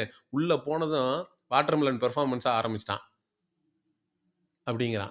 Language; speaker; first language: Tamil; native; Tamil